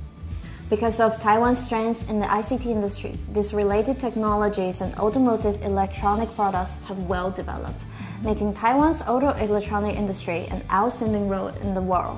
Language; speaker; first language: English; non-native, fluent; Chinese